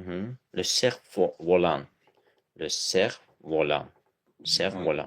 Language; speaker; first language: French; non-native, fluent; Azerbaijani